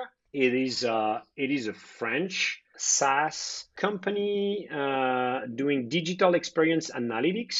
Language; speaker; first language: English; non-native, fluent; French